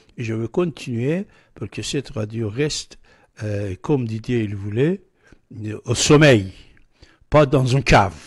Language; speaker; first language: French; non-native, fluent; Persian